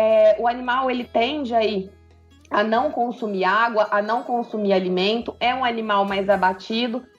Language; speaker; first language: Portuguese; native; Portuguese